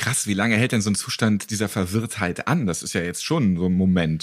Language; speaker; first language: German; native; German